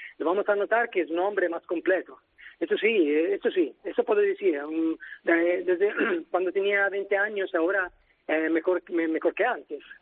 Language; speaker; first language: Spanish; non-native, fluent; Italian